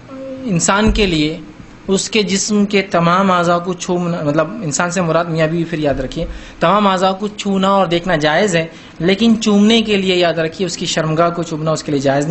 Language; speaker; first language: Urdu; native; Urdu